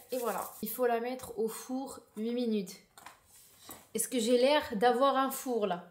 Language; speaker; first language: French; native; French